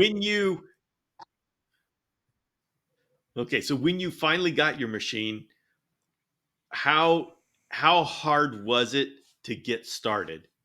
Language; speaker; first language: English; native; English